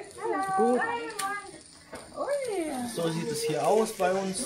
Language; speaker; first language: German; native; German